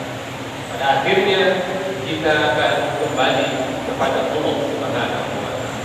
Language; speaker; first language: Indonesian; native; Indonesian